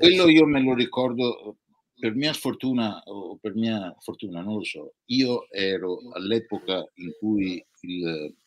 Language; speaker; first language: Italian; native; Italian